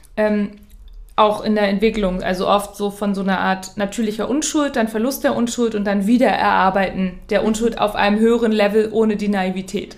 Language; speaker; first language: German; native; German